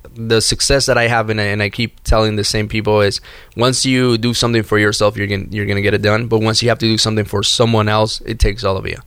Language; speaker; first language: English; early bilingual, other home language; Spanish